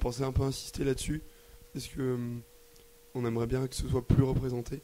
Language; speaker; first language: French; native; French